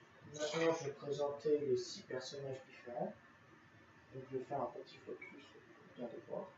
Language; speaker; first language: French; native; French